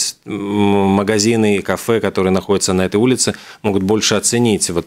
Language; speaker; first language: Russian; native; Russian